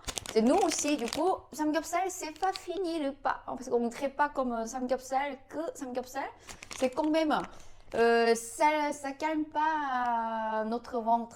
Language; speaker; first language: French; non-native, learner; Korean